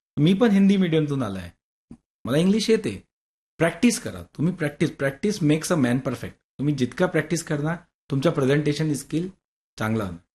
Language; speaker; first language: Marathi; non-native, local second language; Hindi